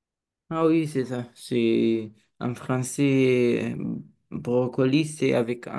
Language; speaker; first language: French; non-native, learner; Romanian